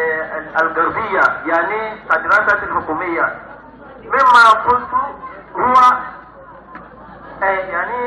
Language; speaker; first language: Arabic; non-native, learner; Yoruba